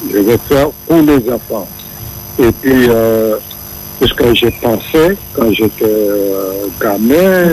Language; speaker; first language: French; non-native, local second language; Guadeloupean Creole French